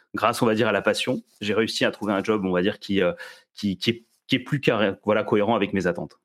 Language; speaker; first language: French; early bilingual, other home language; Serbian